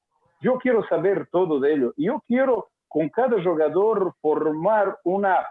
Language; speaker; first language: Portuguese; non-native, learner; Croatian